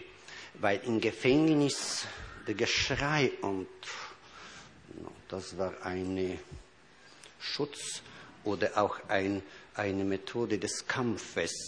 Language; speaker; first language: German; non-native, fluent; Polish